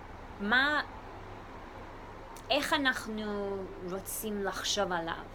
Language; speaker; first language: Hebrew; non-native, learner; English